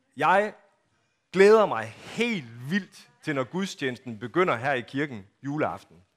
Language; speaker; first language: Danish; native; Danish